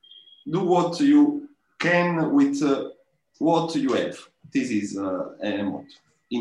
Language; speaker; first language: English; non-native, learner; Italian